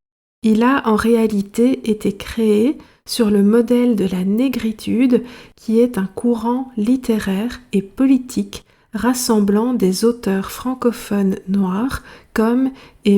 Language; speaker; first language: French; native; French